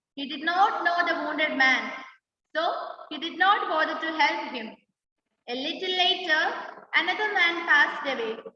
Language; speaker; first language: English; non-native, local second language; Malayalam